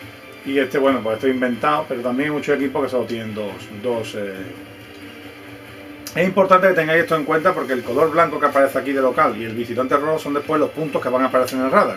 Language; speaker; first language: Spanish; native; Spanish